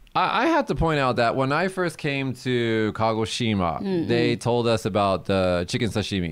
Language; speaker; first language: English; early bilingual, other home language; Japanese